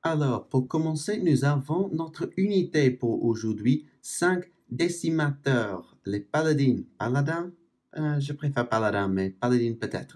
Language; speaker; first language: French; non-native, fluent; English